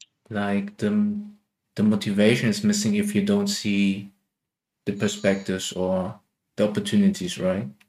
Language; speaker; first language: English; non-native, fluent; German